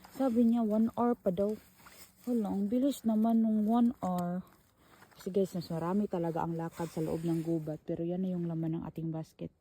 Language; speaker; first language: Filipino; non-native, local second language; Cebuano